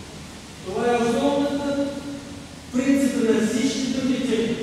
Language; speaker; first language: Bulgarian; non-native, learner; Russian